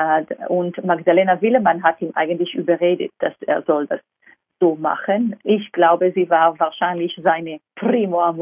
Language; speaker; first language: German; non-native, fluent; Hebrew